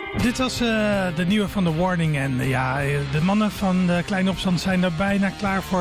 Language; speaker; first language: Dutch; native; Dutch